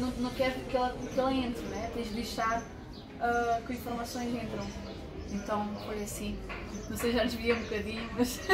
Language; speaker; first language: Portuguese; non-native, fluent; Ukrainian